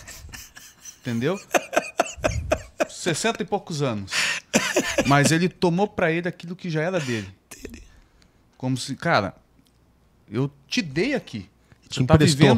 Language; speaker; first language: Portuguese; native; Portuguese